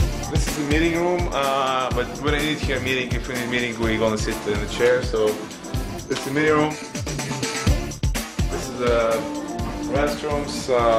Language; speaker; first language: English; non-native, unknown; Russian